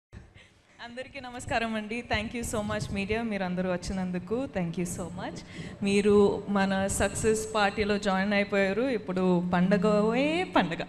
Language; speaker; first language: Telugu; non-native, fluent; Kodava